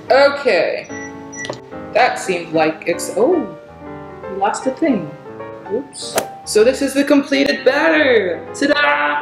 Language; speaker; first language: English; native; English